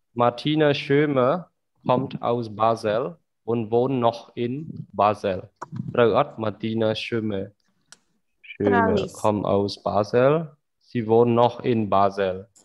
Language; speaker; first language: German; non-native, fluent; Khmer